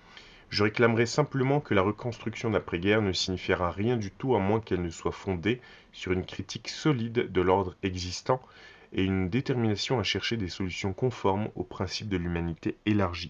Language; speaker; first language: French; native; French